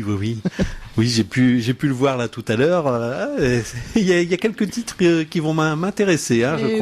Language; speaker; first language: French; native; French